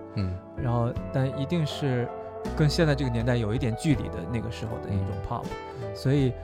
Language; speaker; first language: Chinese; native; Chinese